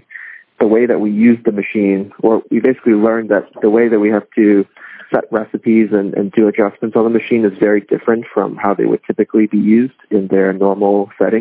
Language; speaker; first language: English; non-native, local second language; Cantonese